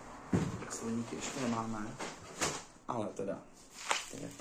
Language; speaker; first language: Czech; native; Czech